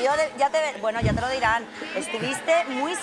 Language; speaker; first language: Spanish; native; Spanish